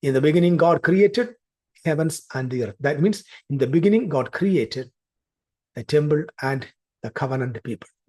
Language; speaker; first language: English; non-native, local second language; Malayalam